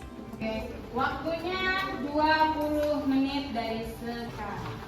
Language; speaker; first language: Indonesian; native; Indonesian